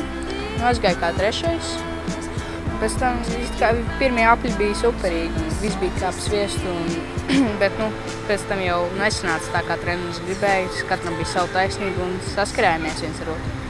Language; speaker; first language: Latvian; native; Latvian